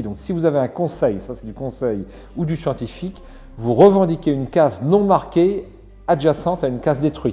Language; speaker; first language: French; native; French